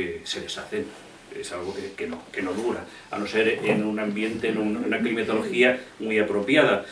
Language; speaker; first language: Spanish; native; Spanish